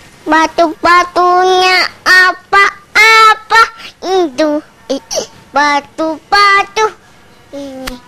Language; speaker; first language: Indonesian; native; Indonesian